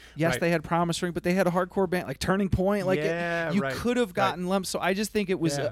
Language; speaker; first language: English; native; English